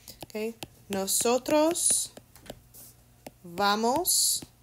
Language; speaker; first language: Spanish; non-native, fluent; English